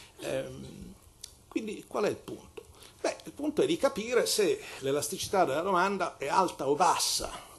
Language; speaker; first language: Italian; native; Italian